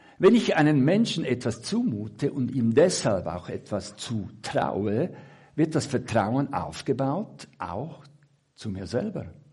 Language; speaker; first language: German; native; German